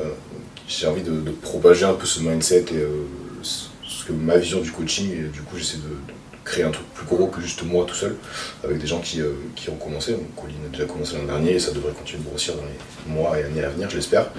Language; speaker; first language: French; native; French